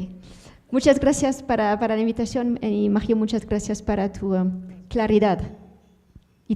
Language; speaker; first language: Spanish; non-native, fluent; Dutch